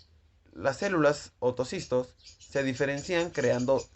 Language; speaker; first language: Spanish; native; Spanish